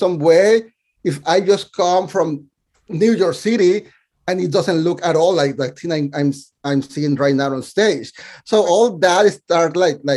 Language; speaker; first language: English; non-native, fluent; Spanish